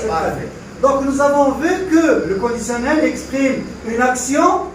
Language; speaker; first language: French; non-native, local second language; Arabic